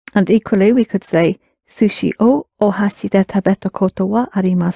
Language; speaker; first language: Japanese; non-native, fluent; English